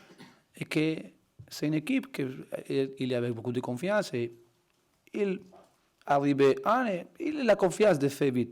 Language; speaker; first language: French; non-native, learner; Spanish